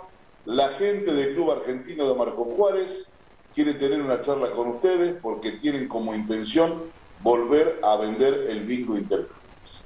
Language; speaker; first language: Spanish; native; Spanish